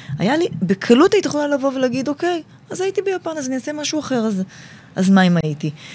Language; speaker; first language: Hebrew; native; Hebrew